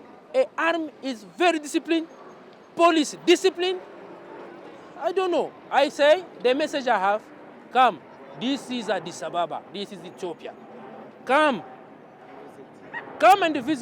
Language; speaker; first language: English; non-native, learner; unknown